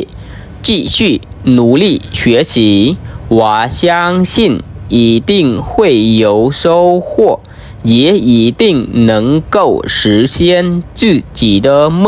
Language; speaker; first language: Chinese; non-native, fluent; Khmer